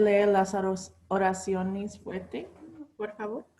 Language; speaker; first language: Spanish; non-native, learner; English